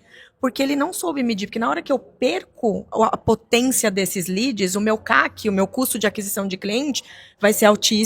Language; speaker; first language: Portuguese; native; Portuguese